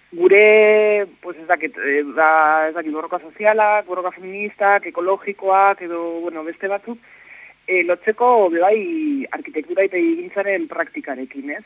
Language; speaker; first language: Basque; native; Basque